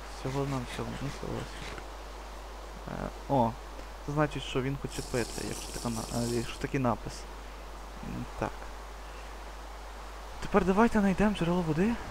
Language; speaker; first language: Ukrainian; native; Ukrainian